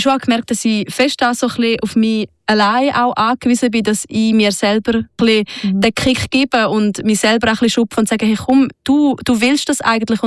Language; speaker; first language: German; native; German